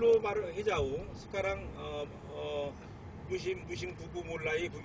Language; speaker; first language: Indonesian; non-native, learner; Korean